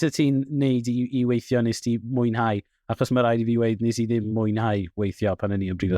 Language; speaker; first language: Welsh; native; Welsh